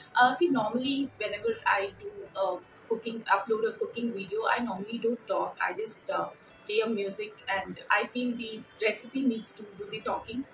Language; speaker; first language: English; non-native, local second language; Kannada